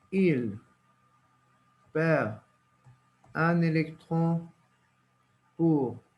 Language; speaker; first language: French; non-native, local second language; Arabic